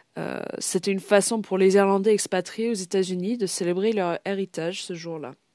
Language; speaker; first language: French; non-native, fluent; English